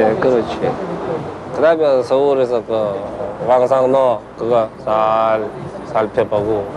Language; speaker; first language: Korean; early bilingual, heritage; Korean